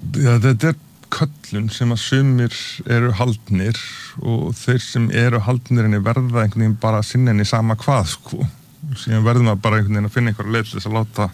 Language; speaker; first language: Icelandic; native; Icelandic